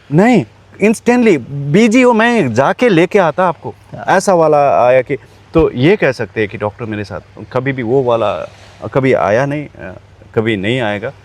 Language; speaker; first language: Hindi; non-native, local second language; Nepali